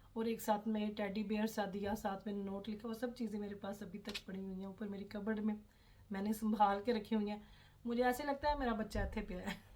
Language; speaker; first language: Urdu; non-native, local second language; Punjabi